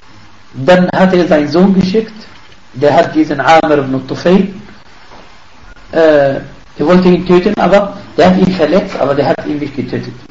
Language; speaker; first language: German; non-native, fluent; Arabic